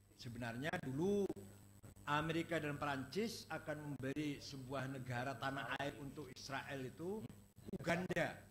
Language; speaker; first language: Indonesian; native; Indonesian